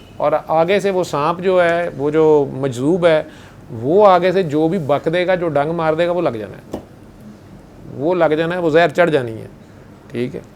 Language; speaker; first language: Urdu; non-native, local second language; Punjabi